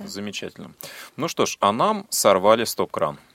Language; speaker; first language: Russian; native; Russian